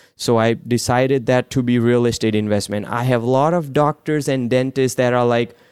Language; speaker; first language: English; non-native, local second language; Gujarati